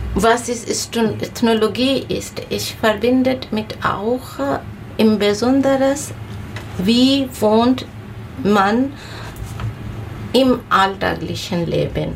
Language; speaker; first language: German; non-native, learner; Bangla